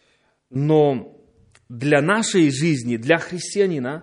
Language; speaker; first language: Polish; non-native, learner; Russian